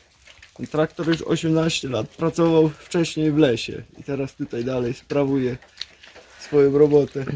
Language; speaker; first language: Polish; native; Polish